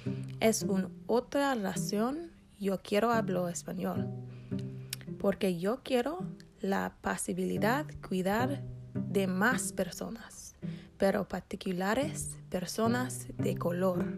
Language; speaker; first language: Spanish; non-native, learner; English